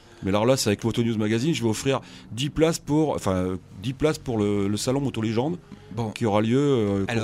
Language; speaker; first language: French; native; French